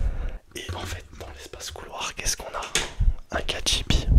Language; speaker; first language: French; native; French